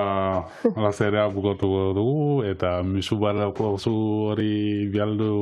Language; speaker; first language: Basque; non-native, local second language; Spanish